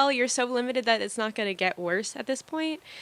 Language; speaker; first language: English; native; English